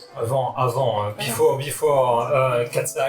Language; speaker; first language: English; non-native, learner; French